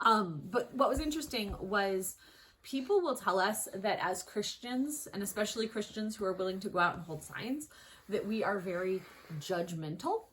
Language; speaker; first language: English; native; English